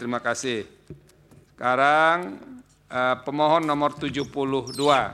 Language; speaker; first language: Indonesian; native; Indonesian